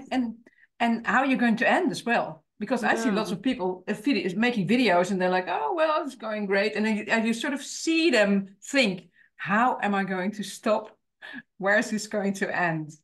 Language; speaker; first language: English; non-native, fluent; Dutch